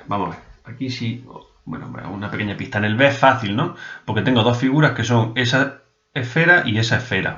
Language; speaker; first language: Spanish; native; Spanish